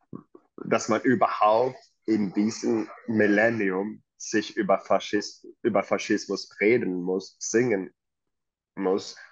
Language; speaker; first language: German; non-native, fluent; Swedish